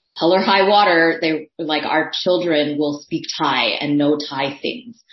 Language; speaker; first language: English; early bilingual, other home language; Thai